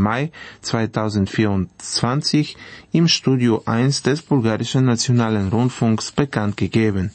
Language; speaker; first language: German; non-native, fluent; Bulgarian